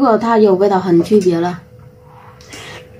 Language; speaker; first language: Chinese; non-native, learner; Vietnamese